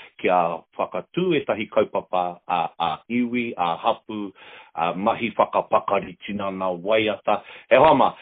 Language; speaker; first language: Māori; native; Māori